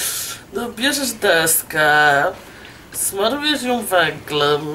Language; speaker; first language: Polish; native; Polish